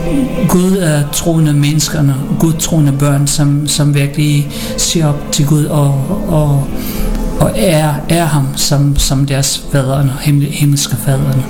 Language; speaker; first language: Danish; non-native, learner; Filipino